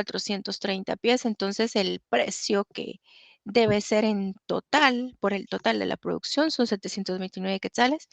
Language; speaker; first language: Spanish; native; Spanish